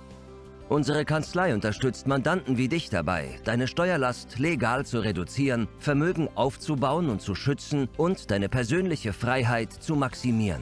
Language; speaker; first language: German; native; German